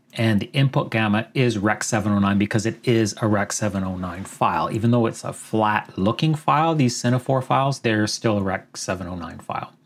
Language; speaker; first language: English; native; English